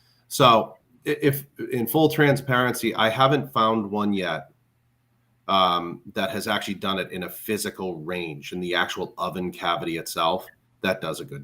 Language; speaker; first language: English; native; English